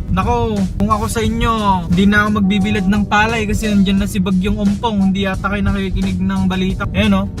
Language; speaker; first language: Filipino; non-native, local second language; Iloko